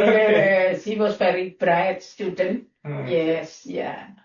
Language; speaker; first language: English; non-native, learner; Indonesian